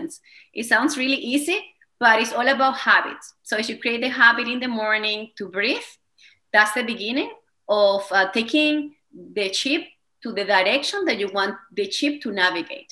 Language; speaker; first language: English; non-native, fluent; Spanish